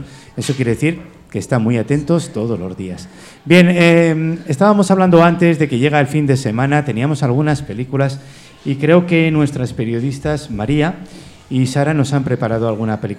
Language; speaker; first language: Spanish; native; Spanish